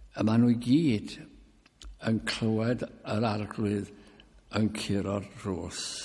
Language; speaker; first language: Welsh; early bilingual, heritage; Welsh